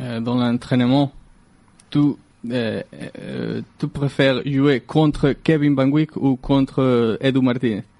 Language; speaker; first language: French; non-native, learner; Galician